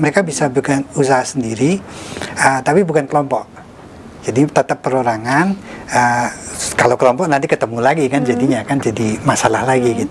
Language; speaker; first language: Indonesian; native; Indonesian